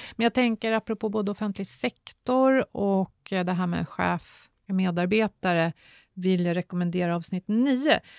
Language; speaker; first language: Swedish; native; Swedish